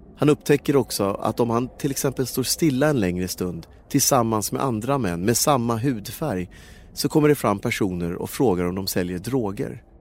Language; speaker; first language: Swedish; native; Swedish